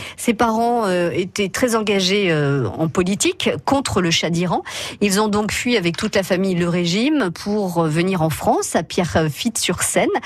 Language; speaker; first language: French; native; French